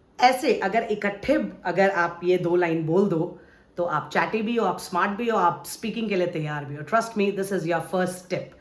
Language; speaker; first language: Hindi; native; Hindi